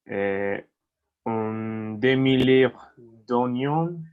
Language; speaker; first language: French; non-native, learner; Spanish